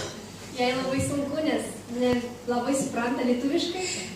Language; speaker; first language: Lithuanian; early bilingual, other home language; Spanish